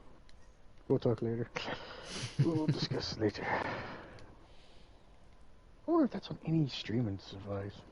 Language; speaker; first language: English; native; English